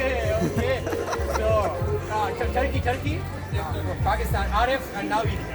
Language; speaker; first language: English; non-native, learner; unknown